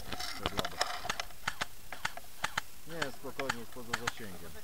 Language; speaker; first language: Polish; native; Polish